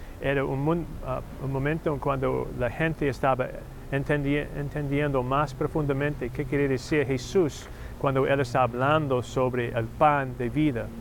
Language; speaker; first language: Spanish; non-native, fluent; English